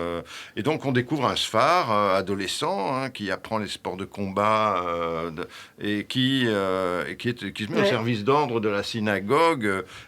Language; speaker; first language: French; native; French